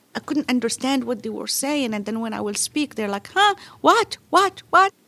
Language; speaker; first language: English; non-native, fluent; Arabic